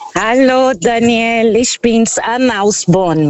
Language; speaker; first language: German; non-native, learner; Portuguese